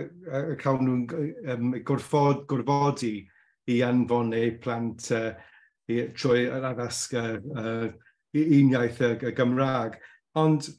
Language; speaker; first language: Welsh; non-native, local second language; English